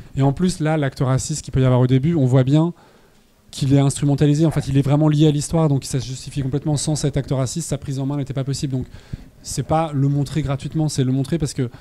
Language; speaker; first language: French; native; French